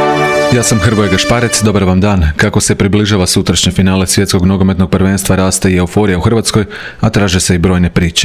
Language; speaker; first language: Croatian; native; Croatian